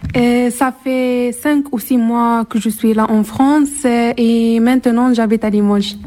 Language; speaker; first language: French; non-native, learner; Arabic